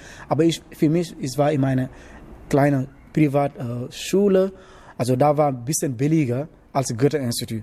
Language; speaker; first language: German; non-native, learner; Wolof